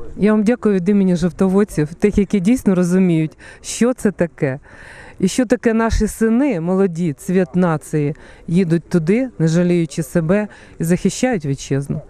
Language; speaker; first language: Ukrainian; native; Ukrainian